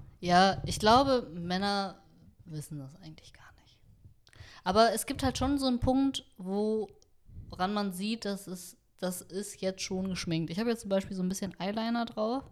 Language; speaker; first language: German; early bilingual, other home language; Vietnamese